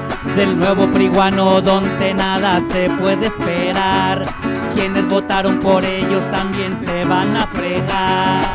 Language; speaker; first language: Spanish; native; Spanish